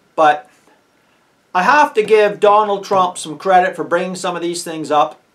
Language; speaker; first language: English; native; English